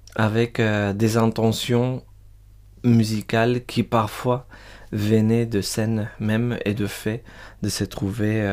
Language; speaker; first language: French; non-native, fluent; Spanish